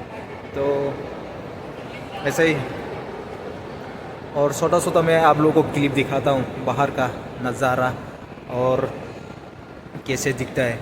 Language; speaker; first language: Hindi; non-native, local second language; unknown